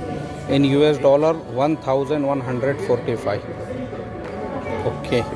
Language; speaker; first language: English; non-native, local second language; Hindi